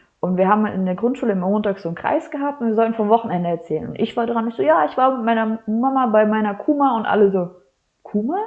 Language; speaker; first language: German; native; German